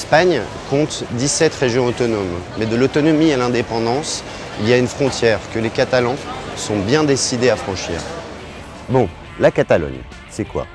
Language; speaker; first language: French; native; French